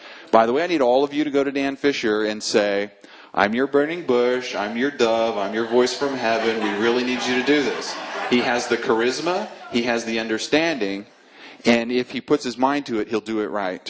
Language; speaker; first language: English; native; English